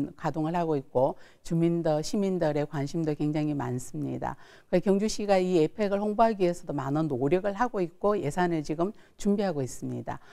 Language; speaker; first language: Korean; native; Korean